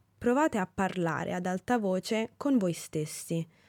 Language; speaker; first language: Italian; native; Italian